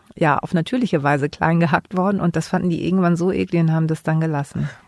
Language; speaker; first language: German; early bilingual, other home language; Greek